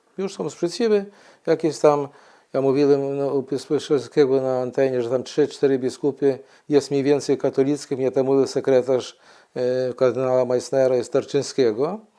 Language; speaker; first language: Polish; non-native, fluent; Ukrainian